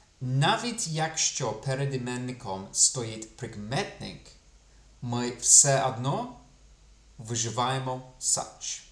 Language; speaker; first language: Ukrainian; non-native, fluent; English